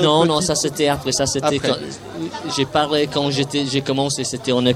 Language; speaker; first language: French; non-native, fluent; English